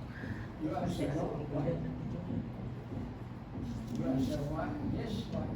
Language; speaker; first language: English; non-native, fluent; Indonesian